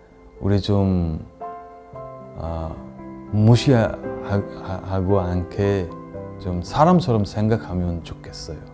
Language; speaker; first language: Korean; non-native, learner; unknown